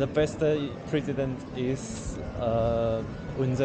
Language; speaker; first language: English; non-native, learner; Chinese